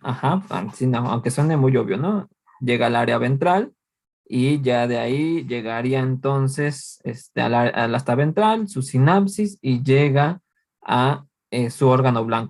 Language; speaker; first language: Spanish; native; Spanish